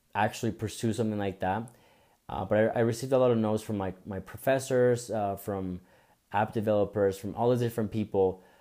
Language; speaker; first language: English; early bilingual, other home language; Spanish